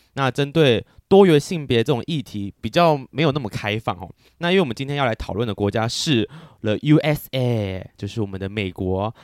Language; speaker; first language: Chinese; native; Chinese